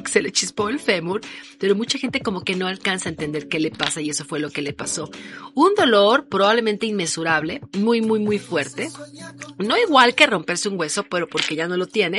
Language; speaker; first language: Spanish; native; Spanish